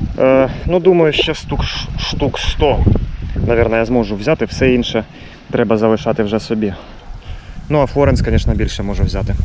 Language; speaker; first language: Ukrainian; native; Ukrainian